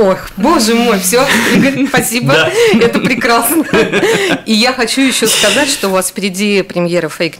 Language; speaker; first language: Russian; native; Russian